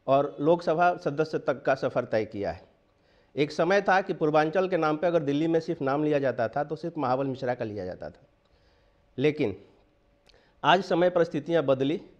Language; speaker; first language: Hindi; native; Hindi